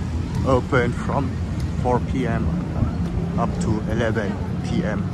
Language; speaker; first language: English; non-native, learner; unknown